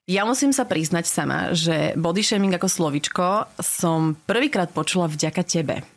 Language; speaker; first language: Slovak; native; Slovak